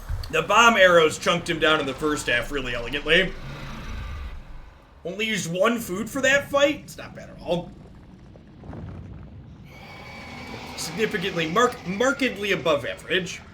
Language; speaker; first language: English; native; English